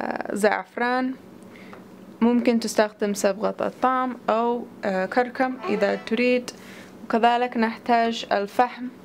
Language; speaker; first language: Arabic; non-native, learner; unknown